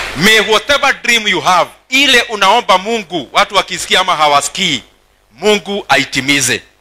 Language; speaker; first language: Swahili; non-native, local second language; Kikuyu